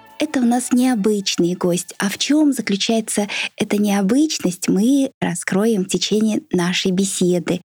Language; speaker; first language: Russian; native; Russian